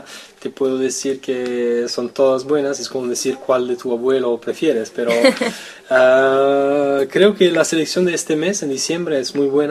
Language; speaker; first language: Spanish; non-native, fluent; French